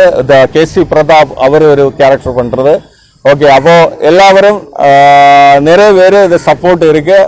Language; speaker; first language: Tamil; non-native, learner; Malayalam